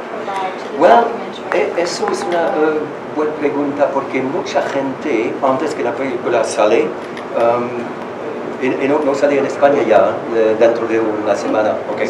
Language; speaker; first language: Spanish; non-native, learner; French